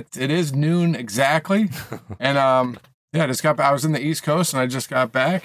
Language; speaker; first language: English; native; English